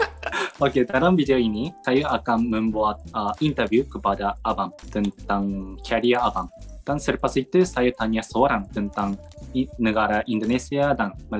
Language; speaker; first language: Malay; non-native, learner; Japanese